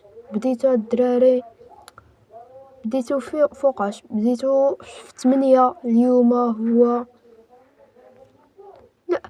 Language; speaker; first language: Arabic; native; Arabic